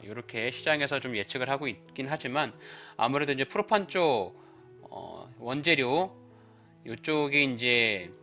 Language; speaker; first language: Korean; native; Korean